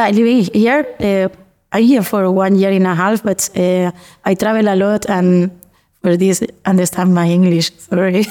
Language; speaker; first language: English; non-native, learner; Spanish